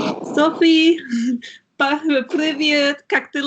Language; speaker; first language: Russian; non-native, learner; German